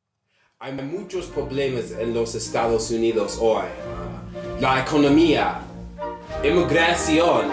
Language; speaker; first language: Spanish; non-native, learner; English